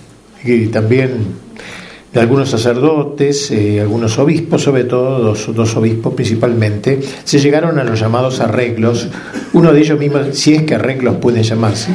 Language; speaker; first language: Spanish; native; Spanish